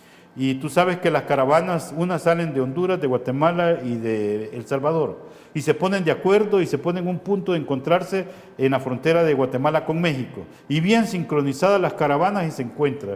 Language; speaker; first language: Spanish; native; Spanish